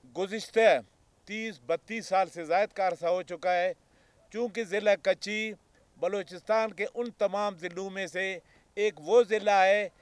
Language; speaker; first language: Urdu; non-native, local second language; Baluchi